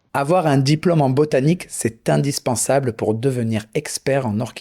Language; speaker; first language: French; native; French